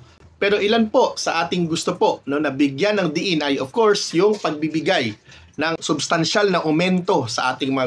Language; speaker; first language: Filipino; native; Filipino